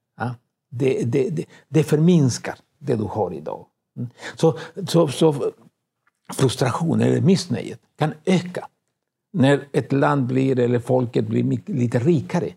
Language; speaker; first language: Swedish; non-native, fluent; Spanish